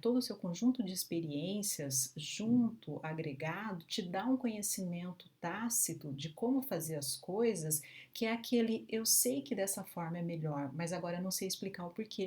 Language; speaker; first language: Portuguese; native; Portuguese